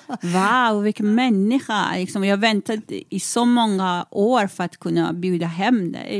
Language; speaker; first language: Swedish; non-native, fluent; Persian